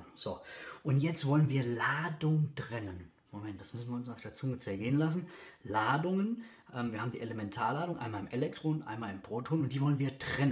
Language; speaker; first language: German; native; German